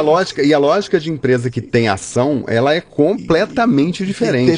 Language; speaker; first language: Portuguese; native; Portuguese